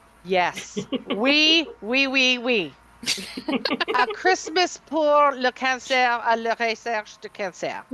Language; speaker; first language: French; non-native, learner; English